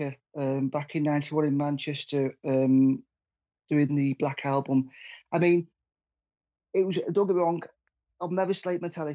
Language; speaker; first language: English; native; English